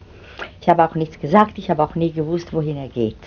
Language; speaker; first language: German; non-native, fluent; Hungarian